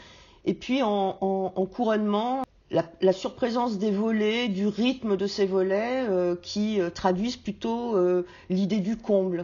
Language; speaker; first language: French; native; French